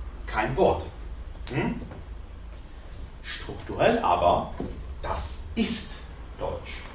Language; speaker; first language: German; non-native, fluent; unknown